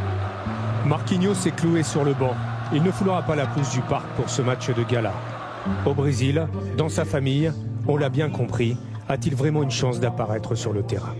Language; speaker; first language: French; native; French